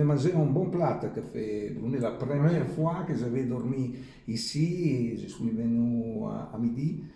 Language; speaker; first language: French; non-native, learner; Italian